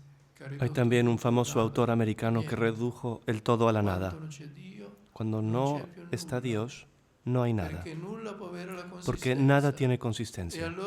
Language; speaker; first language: Spanish; non-native, fluent; Italian